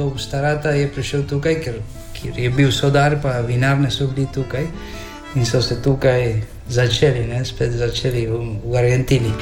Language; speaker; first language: Slovenian; early bilingual, heritage; Slovenian